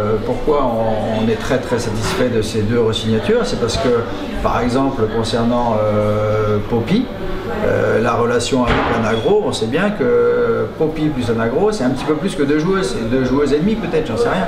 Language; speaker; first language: French; native; French